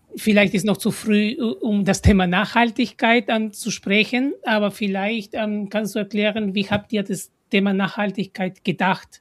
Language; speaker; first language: German; non-native, fluent; Spanish